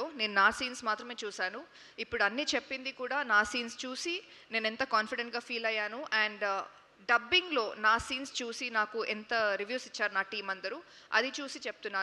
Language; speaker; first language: Telugu; non-native, local second language; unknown